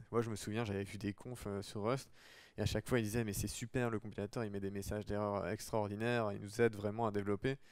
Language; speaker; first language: French; native; French